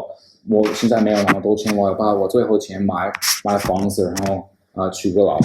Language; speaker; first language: Chinese; non-native, fluent; English